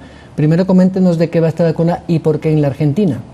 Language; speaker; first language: Spanish; native; Spanish